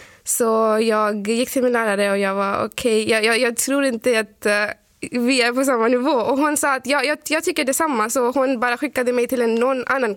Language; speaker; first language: Swedish; non-native, fluent; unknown